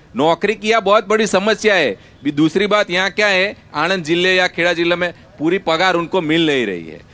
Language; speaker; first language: Hindi; non-native, local second language; Gujarati